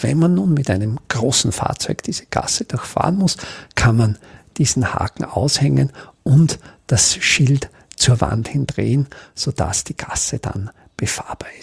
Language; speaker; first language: German; native; German